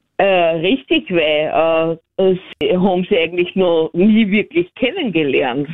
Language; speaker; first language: German; native; German